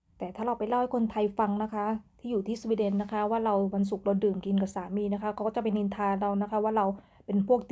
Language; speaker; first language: Thai; native; Thai